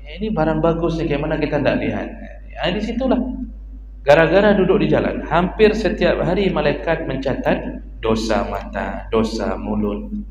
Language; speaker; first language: Malay; non-native, local second language; Achinese